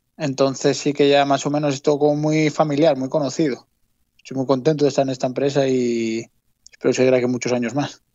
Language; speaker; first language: Spanish; native; Spanish